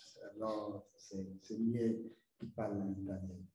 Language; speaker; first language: French; non-native, learner; Italian